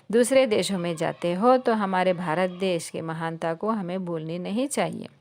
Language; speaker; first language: Hindi; non-native, local second language; Telugu